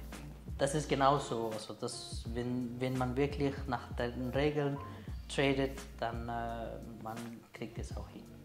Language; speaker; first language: German; non-native, learner; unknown